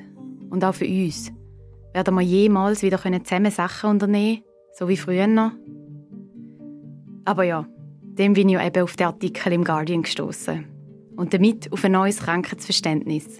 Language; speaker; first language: German; native; German